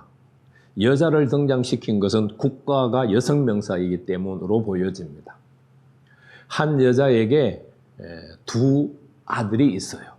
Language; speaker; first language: Korean; native; Korean